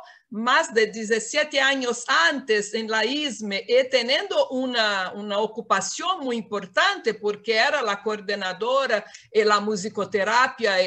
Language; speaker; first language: Spanish; non-native, fluent; Portuguese